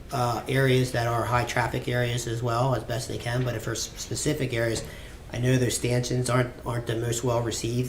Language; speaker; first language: English; native; English